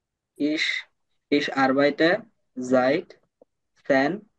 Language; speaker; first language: German; non-native, learner; Bangla